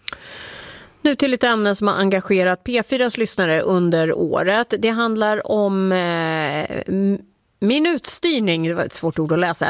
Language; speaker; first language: Swedish; native; Swedish